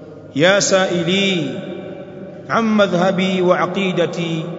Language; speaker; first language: Arabic; non-native, fluent; Swahili